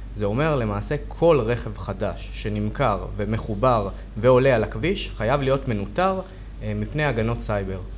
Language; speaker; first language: Hebrew; native; Hebrew